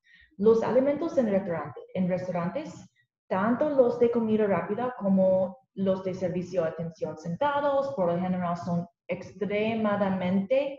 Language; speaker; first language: Spanish; non-native, learner; English